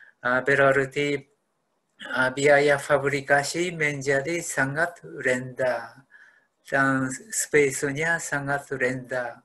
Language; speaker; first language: Indonesian; non-native, fluent; Japanese